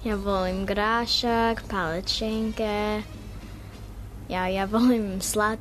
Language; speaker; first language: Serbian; early bilingual, heritage; English